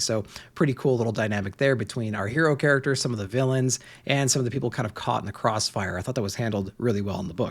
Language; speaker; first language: English; native; English